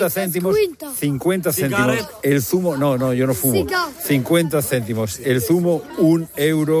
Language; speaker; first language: Spanish; native; Spanish